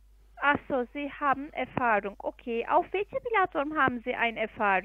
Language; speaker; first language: German; non-native, fluent; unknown